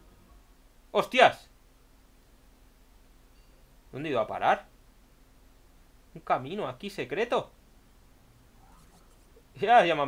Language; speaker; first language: Spanish; native; Spanish